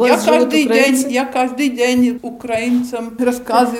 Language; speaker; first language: Russian; non-native, local second language; Latvian